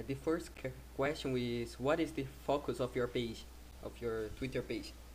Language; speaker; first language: English; non-native, learner; Portuguese